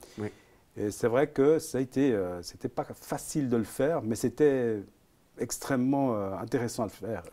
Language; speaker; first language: French; early bilingual, other home language; Italian